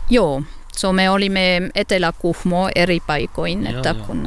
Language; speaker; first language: Finnish; non-native, learner; French